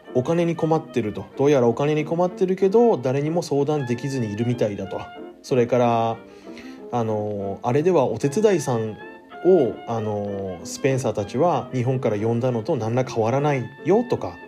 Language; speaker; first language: Japanese; native; Japanese